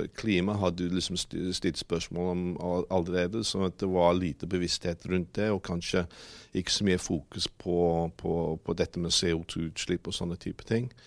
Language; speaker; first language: Norwegian; non-native, fluent; English